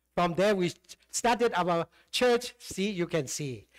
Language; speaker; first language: English; non-native, fluent; Burmese